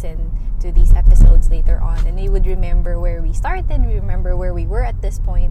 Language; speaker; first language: English; non-native, local second language; Hiligaynon